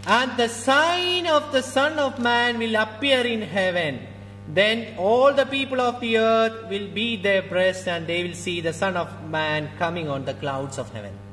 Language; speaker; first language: English; non-native, local second language; Malayalam